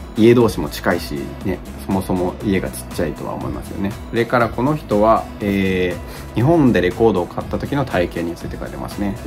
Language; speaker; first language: Japanese; native; Japanese